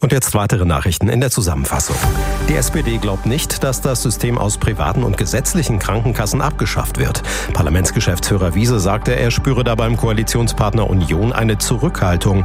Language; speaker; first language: German; native; German